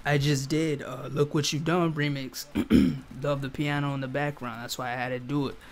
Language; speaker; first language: English; native; English